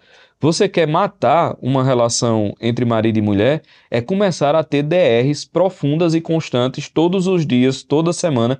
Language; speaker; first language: Portuguese; native; Portuguese